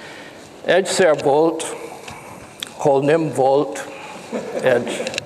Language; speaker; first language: Hungarian; non-native, learner; English